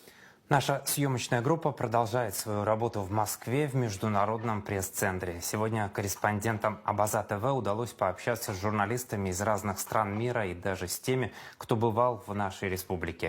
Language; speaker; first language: Russian; native; Russian